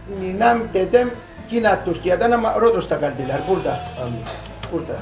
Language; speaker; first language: Turkish; early bilingual, heritage; Greek